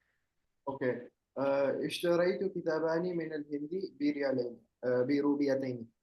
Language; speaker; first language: Arabic; non-native, learner; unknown